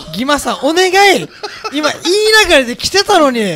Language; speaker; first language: Japanese; native; Japanese